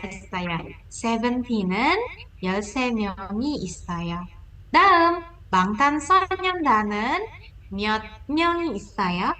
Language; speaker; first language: Korean; non-native, fluent; Indonesian